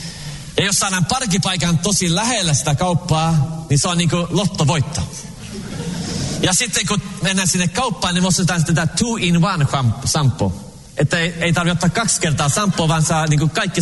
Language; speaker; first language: Finnish; early bilingual, heritage; Finnish